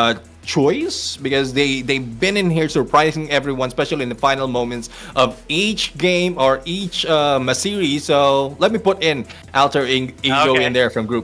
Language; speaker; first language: English; non-native, local second language; Filipino